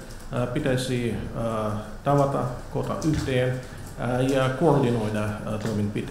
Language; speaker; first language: Finnish; non-native, fluent; Russian